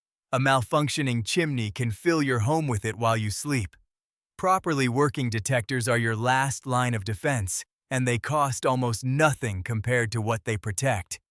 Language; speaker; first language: English; native; English